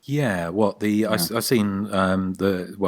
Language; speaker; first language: English; native; English